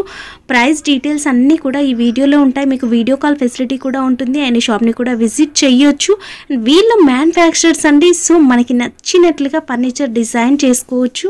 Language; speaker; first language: Telugu; native; Telugu